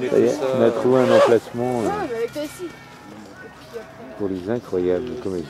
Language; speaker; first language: French; native; French